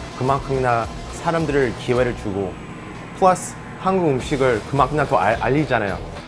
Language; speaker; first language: Korean; early bilingual, heritage; English